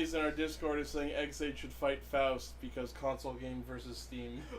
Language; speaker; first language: English; native; English